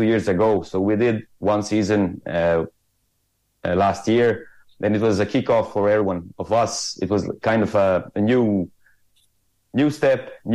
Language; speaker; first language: English; non-native, fluent; Croatian